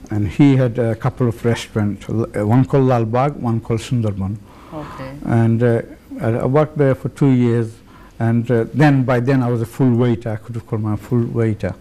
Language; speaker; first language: English; native; English